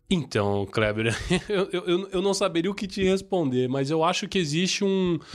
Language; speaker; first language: Portuguese; native; Portuguese